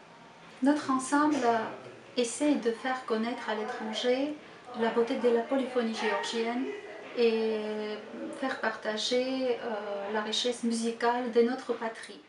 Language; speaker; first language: French; non-native, fluent; Georgian